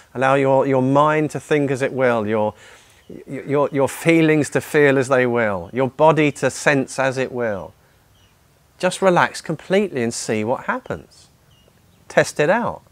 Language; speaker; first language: English; native; English